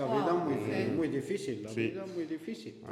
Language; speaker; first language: Spanish; non-native, learner; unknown